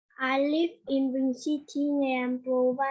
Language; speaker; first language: English; non-native, learner; Vietnamese